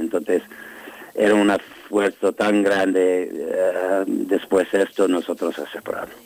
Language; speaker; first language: Spanish; non-native, fluent; English